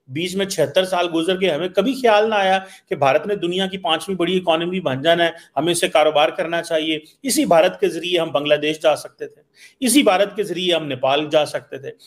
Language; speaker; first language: Urdu; native; Urdu